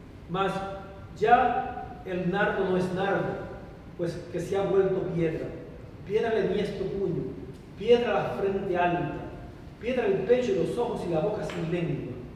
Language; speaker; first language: Spanish; native; Spanish